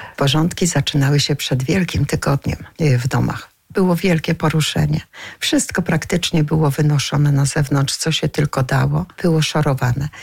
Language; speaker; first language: Polish; native; Polish